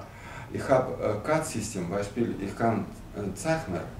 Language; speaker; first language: German; non-native, learner; Russian